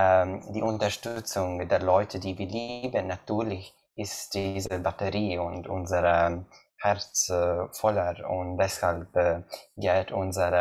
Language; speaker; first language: German; non-native, learner; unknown